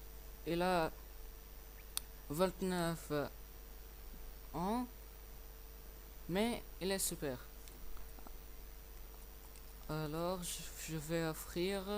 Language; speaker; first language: French; non-native, learner; English